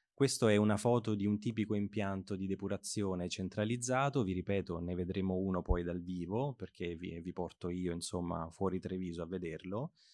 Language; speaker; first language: Italian; native; Italian